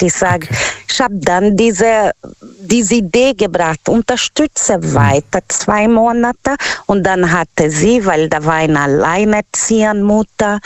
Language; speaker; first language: German; non-native, learner; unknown